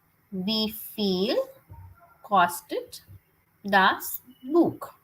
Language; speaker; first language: German; non-native, fluent; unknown